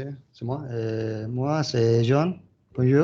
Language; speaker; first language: French; non-native, learner; Spanish